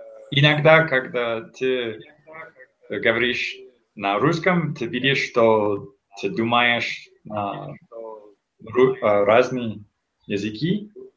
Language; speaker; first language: Russian; non-native, learner; English